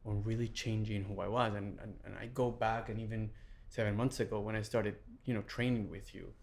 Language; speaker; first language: English; non-native, fluent; Spanish